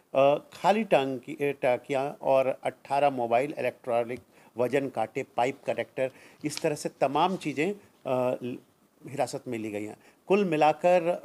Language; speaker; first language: Hindi; non-native, local second language; Marathi